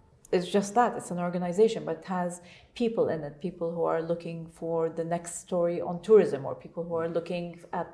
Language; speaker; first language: English; non-native, fluent; Arabic